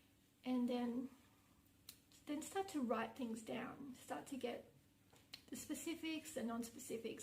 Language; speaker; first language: English; native; English